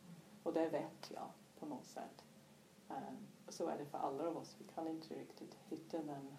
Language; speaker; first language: Swedish; non-native, fluent; English